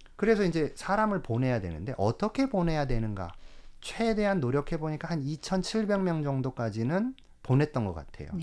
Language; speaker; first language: Korean; native; Korean